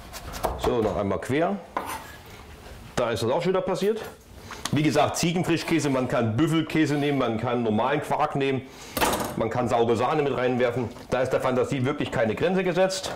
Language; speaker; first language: German; native; German